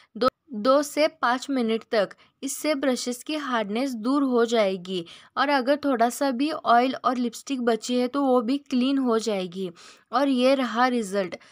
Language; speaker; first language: Hindi; native; Hindi